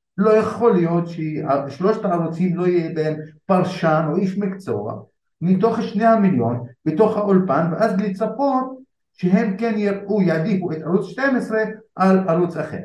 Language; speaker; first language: Hebrew; non-native, local second language; Arabic